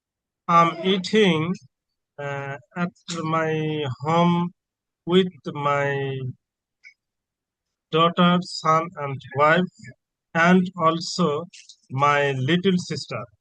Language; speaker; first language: English; non-native, learner; Bangla